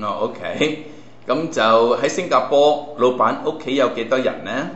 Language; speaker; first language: Cantonese; native; Cantonese